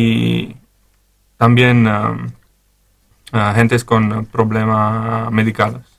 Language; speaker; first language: Spanish; non-native, learner; Romanian